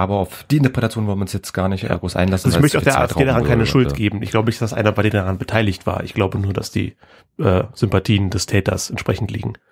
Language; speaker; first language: German; native; German